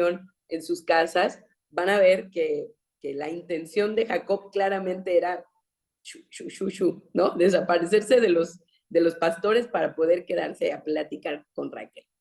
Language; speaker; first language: Spanish; native; Spanish